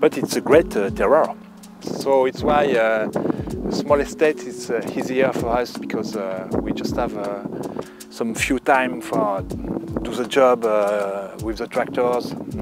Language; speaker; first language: English; non-native, learner; French